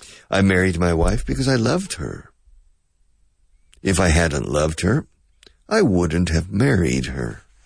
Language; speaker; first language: English; native; English